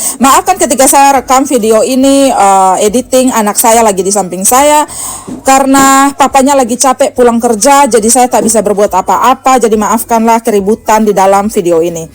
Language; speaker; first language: Indonesian; native; Indonesian